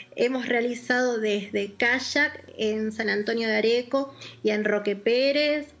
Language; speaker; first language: Spanish; native; Spanish